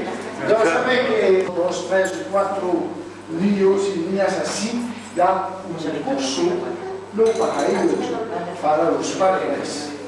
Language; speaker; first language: Spanish; non-native, learner; French